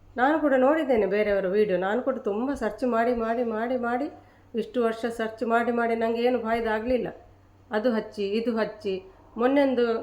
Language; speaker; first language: Kannada; native; Kannada